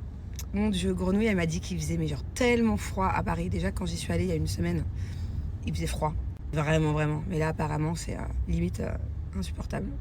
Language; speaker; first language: French; native; French